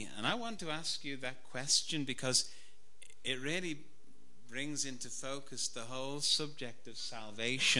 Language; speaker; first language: English; native; English